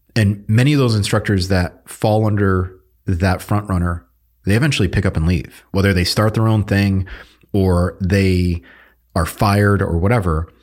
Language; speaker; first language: English; early bilingual, other home language; Filipino